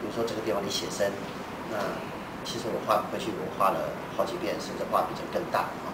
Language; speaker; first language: Chinese; native; Chinese